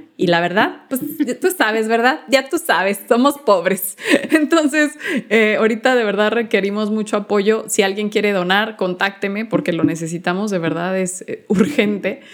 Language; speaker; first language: Spanish; native; Spanish